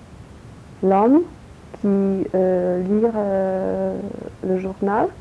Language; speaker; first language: French; non-native, learner; Polish